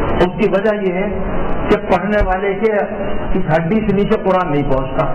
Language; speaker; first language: Urdu; native; Urdu